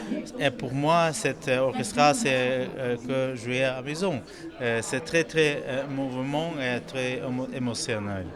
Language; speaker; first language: French; non-native, learner; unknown